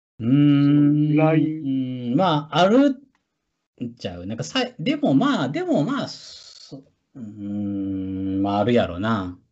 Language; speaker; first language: Japanese; native; Japanese